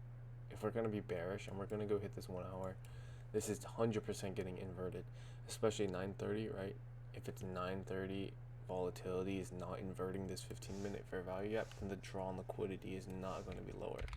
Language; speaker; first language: English; native; English